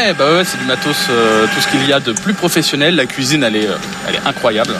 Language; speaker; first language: French; native; French